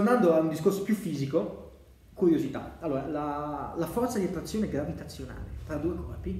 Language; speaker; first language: Italian; native; Italian